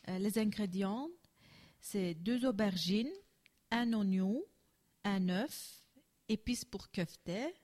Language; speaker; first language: French; non-native, learner; Turkish